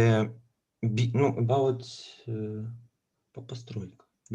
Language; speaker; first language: English; non-native, learner; Russian